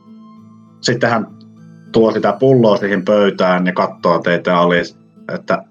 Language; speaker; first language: Finnish; native; Finnish